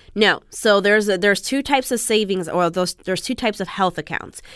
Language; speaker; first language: English; native; English